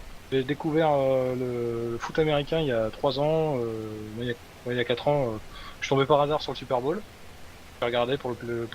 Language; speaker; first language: French; native; French